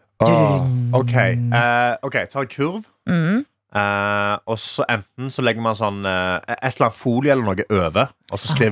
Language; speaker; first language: Norwegian; native; Norwegian